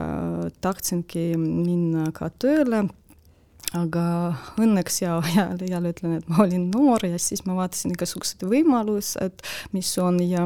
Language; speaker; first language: Estonian; non-native, local second language; Russian